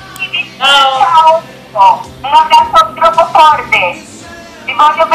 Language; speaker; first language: Italian; non-native, learner; Spanish